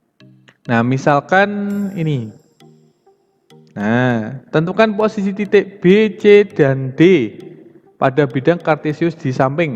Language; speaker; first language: Indonesian; native; Indonesian